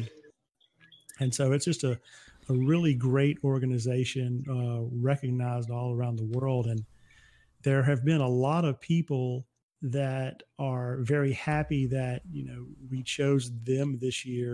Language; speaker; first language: English; native; English